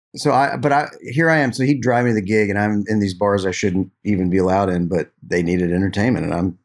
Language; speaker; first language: English; native; English